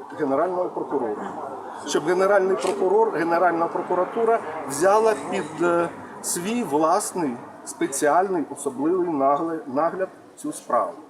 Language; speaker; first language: Ukrainian; non-native, local second language; Russian